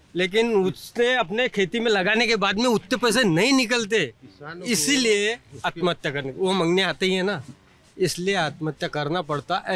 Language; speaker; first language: Hindi; non-native, local second language; Marathi